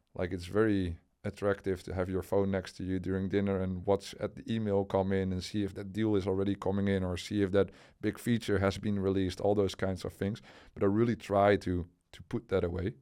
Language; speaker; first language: English; non-native, fluent; Dutch